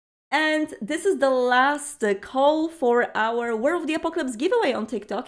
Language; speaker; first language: English; non-native, fluent; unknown